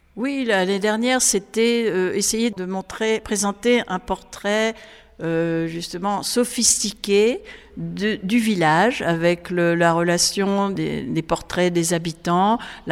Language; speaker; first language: French; native; French